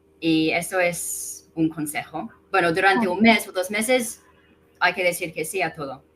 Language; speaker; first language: Spanish; non-native, fluent; English